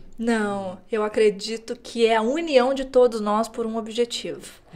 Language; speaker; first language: Portuguese; native; Portuguese